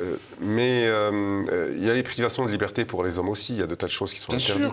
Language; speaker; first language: French; native; French